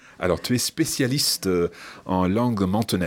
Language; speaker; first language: French; non-native, fluent; English